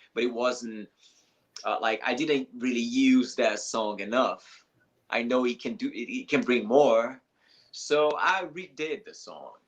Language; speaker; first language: English; non-native, fluent; Portuguese